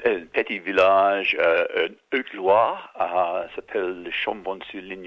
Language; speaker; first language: French; non-native, learner; English